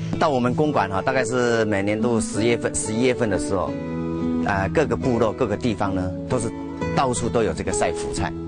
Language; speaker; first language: Chinese; non-native, local second language; Hakka Chinese